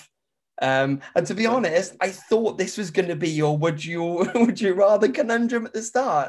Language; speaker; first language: English; native; English